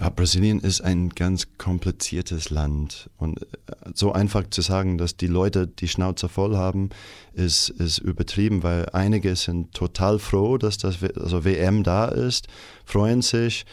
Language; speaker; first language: German; non-native, fluent; English